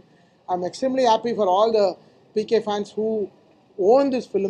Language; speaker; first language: Telugu; native; Telugu